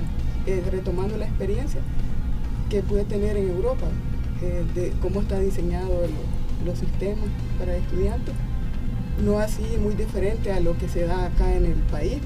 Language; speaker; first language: Spanish; native; Spanish